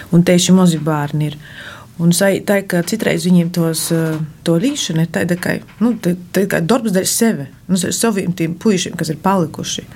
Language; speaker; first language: Latvian; native; Latvian